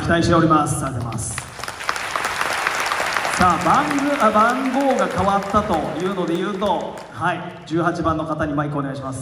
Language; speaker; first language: Japanese; native; Japanese